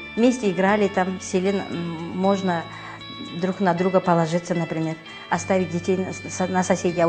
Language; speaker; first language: Russian; non-native, local second language; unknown